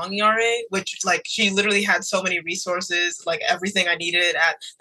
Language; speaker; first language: English; native; English